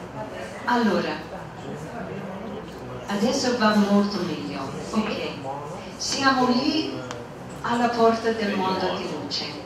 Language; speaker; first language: Italian; non-native, fluent; English